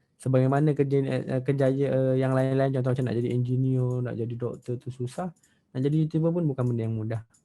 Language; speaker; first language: Malay; native; Malay